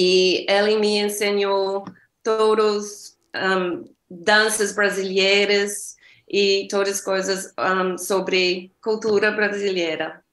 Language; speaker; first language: Portuguese; non-native, learner; English